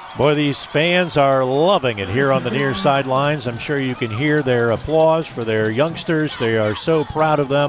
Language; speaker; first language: English; native; English